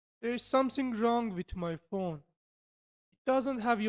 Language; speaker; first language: English; non-native, learner; Persian